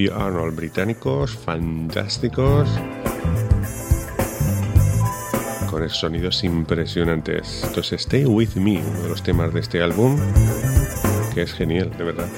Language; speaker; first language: Spanish; native; Spanish